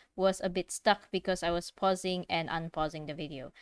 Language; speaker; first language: English; non-native, local second language; Malay